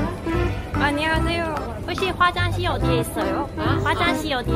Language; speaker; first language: Korean; non-native, learner; Cantonese